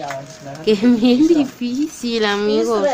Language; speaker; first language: Spanish; native; Spanish